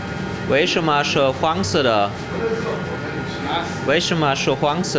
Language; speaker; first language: Chinese; non-native, learner; German